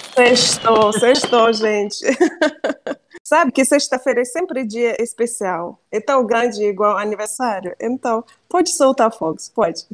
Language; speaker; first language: Portuguese; non-native, fluent; Russian